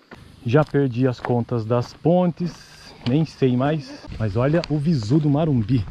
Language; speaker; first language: Portuguese; native; Portuguese